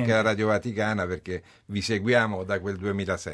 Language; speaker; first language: Italian; native; Italian